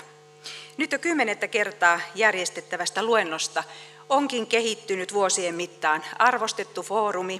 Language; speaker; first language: Finnish; native; Finnish